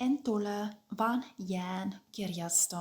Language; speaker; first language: Finnish; non-native, fluent; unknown